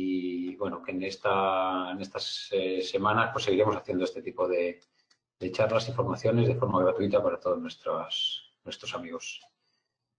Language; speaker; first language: Spanish; native; Spanish